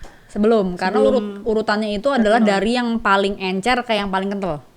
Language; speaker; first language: Indonesian; native; Indonesian